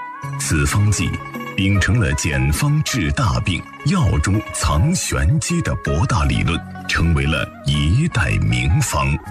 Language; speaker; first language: Chinese; native; Chinese